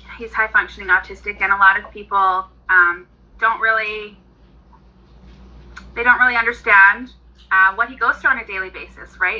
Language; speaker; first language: English; native; English